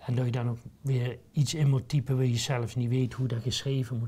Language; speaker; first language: Dutch; native; Dutch